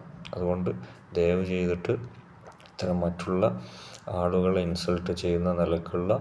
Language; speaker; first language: Malayalam; native; Malayalam